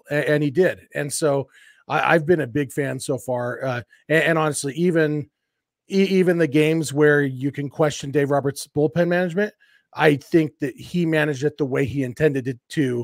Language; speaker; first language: English; native; English